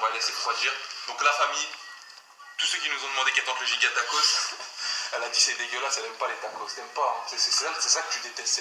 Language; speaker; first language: French; native; French